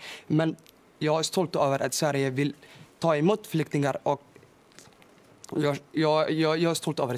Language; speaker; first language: Swedish; non-native, fluent; Somali